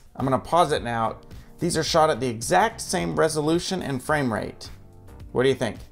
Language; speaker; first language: English; native; English